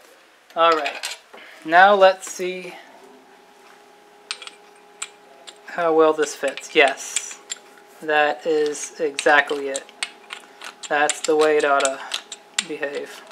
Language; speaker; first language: English; native; English